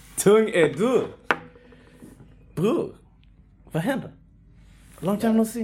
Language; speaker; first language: Swedish; early bilingual, other home language; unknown